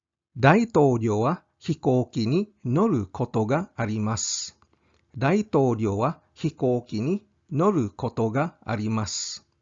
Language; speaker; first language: Japanese; non-native, fluent; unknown